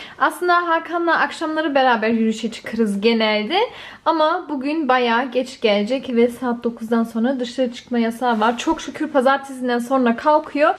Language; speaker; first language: Turkish; early bilingual, heritage; Turkish